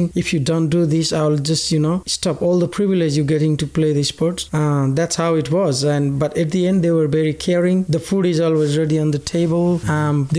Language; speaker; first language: English; non-native, local second language; Nepali